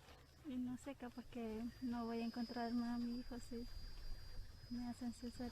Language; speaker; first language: Spanish; non-native, local second language; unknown